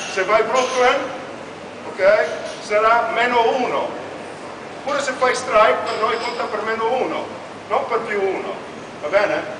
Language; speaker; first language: Italian; non-native, fluent; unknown